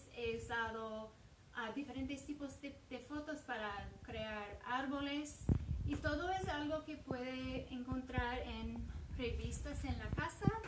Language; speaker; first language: Spanish; non-native, fluent; English